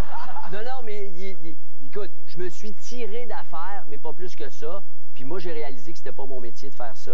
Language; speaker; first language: French; native; French